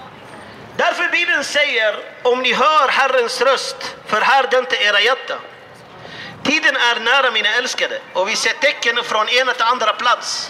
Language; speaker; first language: Swedish; non-native, fluent; Arabic